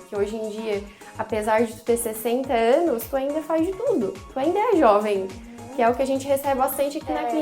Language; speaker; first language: Portuguese; native; Portuguese